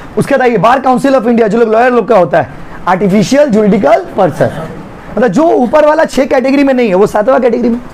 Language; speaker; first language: Hindi; native; Hindi